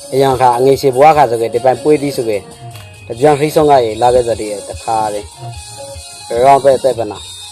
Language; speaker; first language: Burmese; native; Burmese